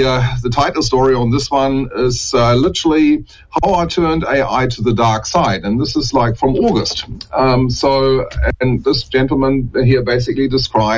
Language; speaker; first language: English; non-native, fluent; German